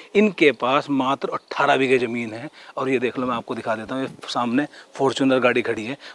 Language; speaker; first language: Hindi; native; Hindi